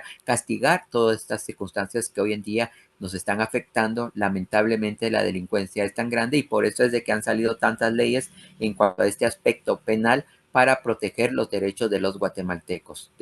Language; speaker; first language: Spanish; native; Spanish